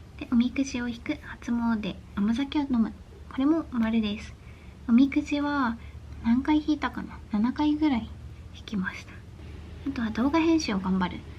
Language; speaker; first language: Japanese; native; Japanese